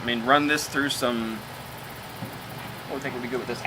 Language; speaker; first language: English; native; English